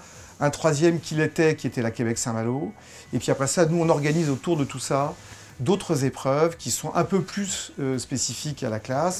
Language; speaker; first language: French; native; French